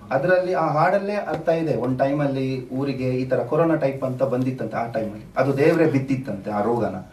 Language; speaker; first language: Kannada; non-native, local second language; Tulu